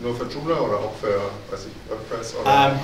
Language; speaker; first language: German; native; German